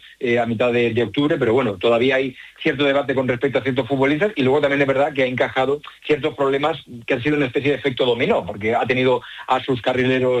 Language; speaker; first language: Spanish; native; Spanish